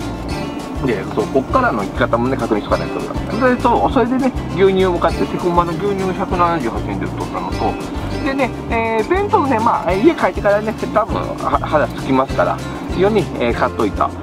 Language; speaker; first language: Japanese; native; Japanese